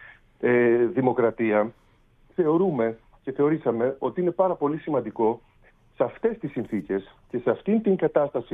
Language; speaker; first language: Greek; native; Greek